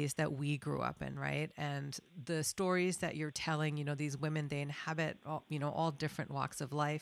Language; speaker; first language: English; non-native, local second language; Bangla